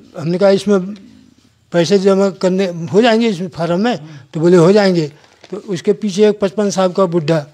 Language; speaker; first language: Hindi; native; Hindi